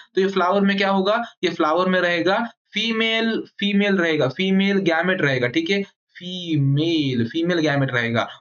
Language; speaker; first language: Hindi; non-native, local second language; Marathi